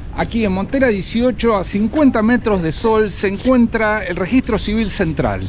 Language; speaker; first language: Spanish; native; Spanish